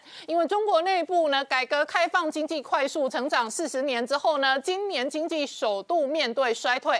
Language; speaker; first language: Chinese; native; Chinese